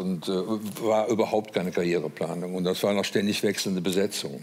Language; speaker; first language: German; native; German